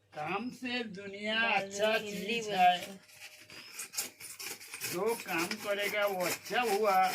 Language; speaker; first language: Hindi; non-native, local second language; Bangla